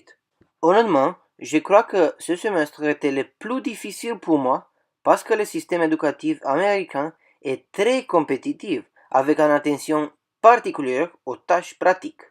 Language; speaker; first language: French; non-native, fluent; Romanian